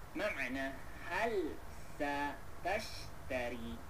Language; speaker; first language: Arabic; non-native, fluent; Malay